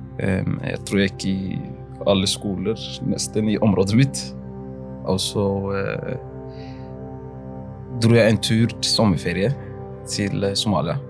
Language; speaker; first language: Norwegian; early bilingual, other home language; Somali